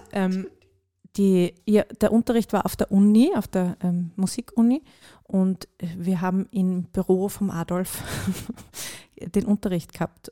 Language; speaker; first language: German; native; German